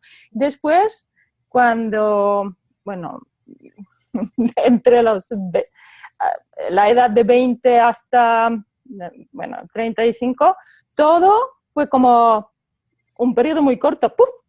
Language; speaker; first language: Spanish; non-native, fluent; Polish